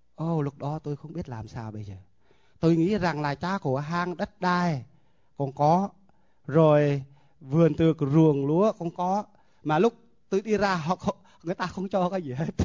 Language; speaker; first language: Vietnamese; non-native, local second language; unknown